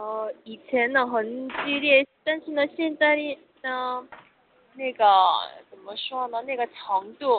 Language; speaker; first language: Chinese; non-native, learner; Korean